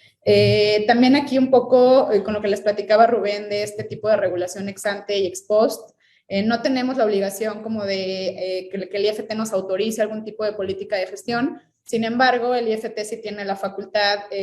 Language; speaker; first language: Spanish; native; Spanish